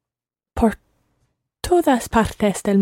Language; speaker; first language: Spanish; non-native, learner; English